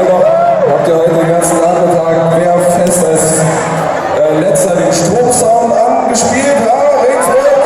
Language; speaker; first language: German; native; German